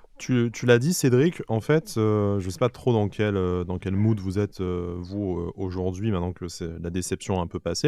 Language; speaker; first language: French; native; French